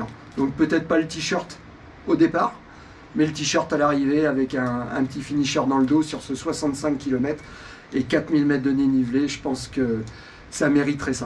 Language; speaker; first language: French; native; French